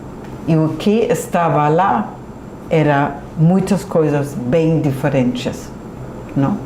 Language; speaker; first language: Portuguese; non-native, fluent; German